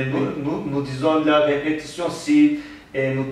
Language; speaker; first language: French; non-native, learner; Turkish